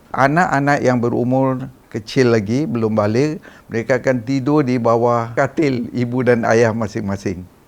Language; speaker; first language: Malay; early bilingual, other home language; Madurese